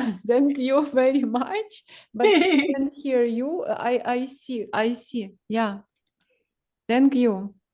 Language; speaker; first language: English; non-native, learner; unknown